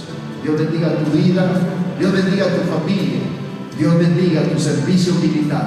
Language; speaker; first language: Spanish; native; Spanish